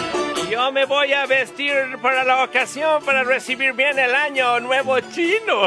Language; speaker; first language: Spanish; native; Spanish